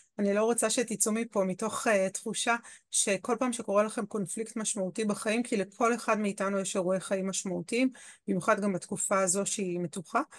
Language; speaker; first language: Hebrew; native; Hebrew